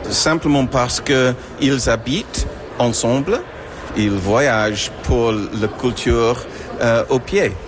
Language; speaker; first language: French; non-native, fluent; English